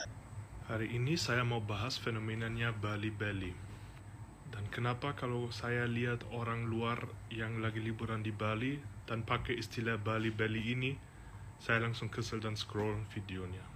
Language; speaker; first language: Indonesian; non-native, fluent; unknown